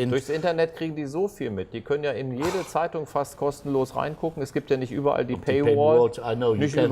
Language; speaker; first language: German; native; German